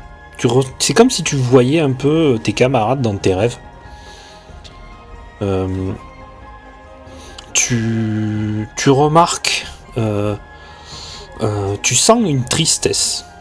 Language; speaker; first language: French; native; French